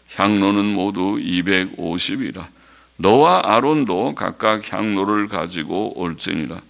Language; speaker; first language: Korean; native; Korean